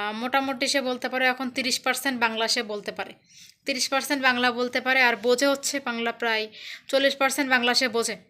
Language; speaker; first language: Bangla; native; Bangla